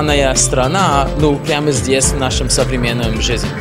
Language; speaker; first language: Russian; non-native, fluent; English